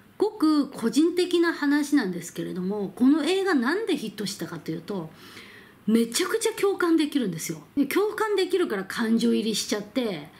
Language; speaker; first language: Japanese; non-native, fluent; Korean